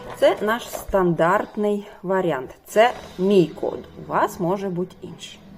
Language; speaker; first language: Ukrainian; non-native, local second language; Russian